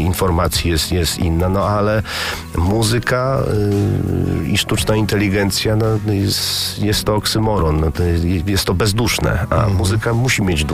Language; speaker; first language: Polish; native; Polish